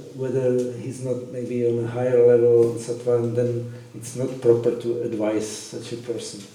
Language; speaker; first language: English; non-native, fluent; Czech